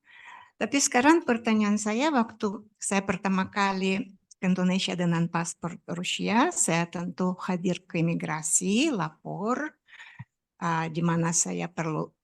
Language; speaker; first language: Indonesian; non-native, fluent; Russian